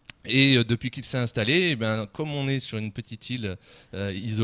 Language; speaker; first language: French; native; French